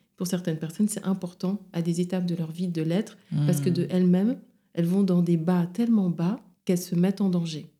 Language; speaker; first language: French; non-native, local second language; Wolof